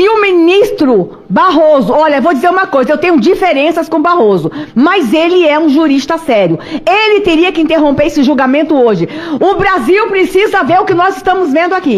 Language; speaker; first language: Portuguese; native; Portuguese